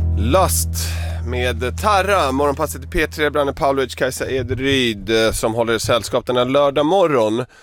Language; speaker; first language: Swedish; early bilingual, other home language; Serbian